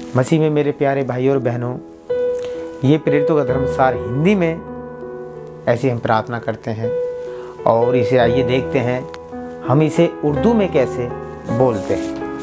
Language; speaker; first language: Hindi; native; Hindi